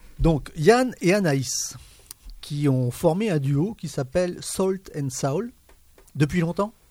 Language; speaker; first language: French; native; French